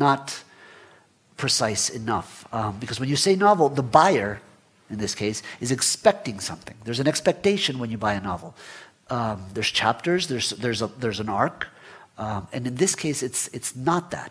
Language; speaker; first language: English; early bilingual, other home language; Spanish